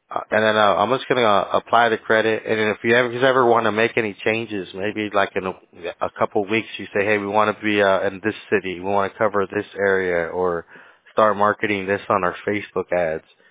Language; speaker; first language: English; early bilingual, other home language; Spanish